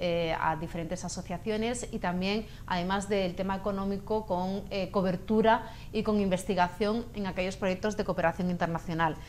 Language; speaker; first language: Spanish; native; Spanish